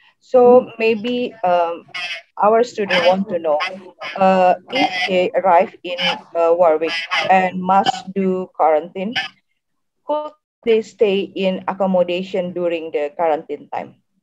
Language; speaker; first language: English; non-native, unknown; Indonesian